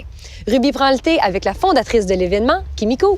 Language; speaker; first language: French; native; French